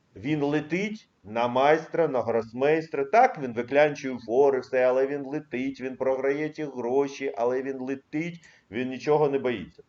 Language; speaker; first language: Ukrainian; native; Ukrainian